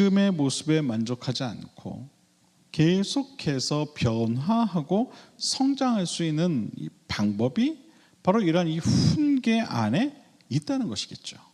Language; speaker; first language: Korean; native; Korean